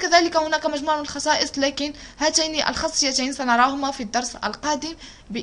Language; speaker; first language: Arabic; native; Arabic